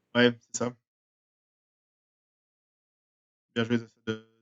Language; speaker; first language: French; native; French